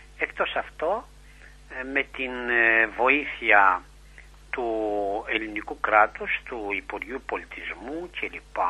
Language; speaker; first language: Greek; non-native, fluent; Romanian